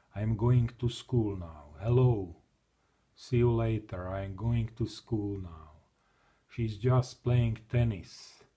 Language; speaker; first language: English; non-native, learner; Slovak